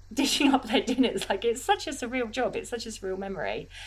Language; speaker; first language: English; native; English